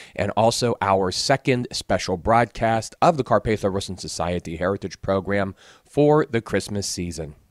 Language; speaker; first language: English; native; English